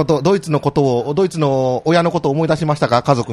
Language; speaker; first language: Japanese; native; Japanese